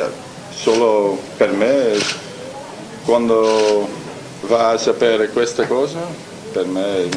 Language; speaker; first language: Italian; non-native, learner; Dutch